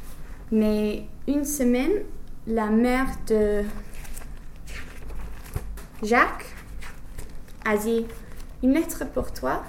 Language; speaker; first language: French; non-native, learner; English